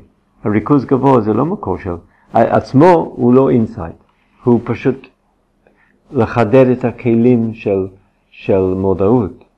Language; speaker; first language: Hebrew; non-native, fluent; English